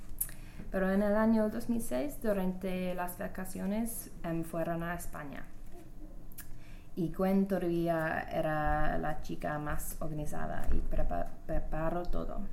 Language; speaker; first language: Spanish; non-native, learner; English